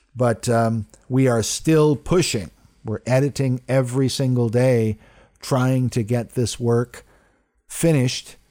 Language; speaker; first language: English; early bilingual, other home language; Italian